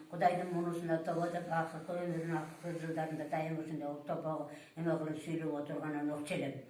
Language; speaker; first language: Kyrgyz; native; Kyrgyz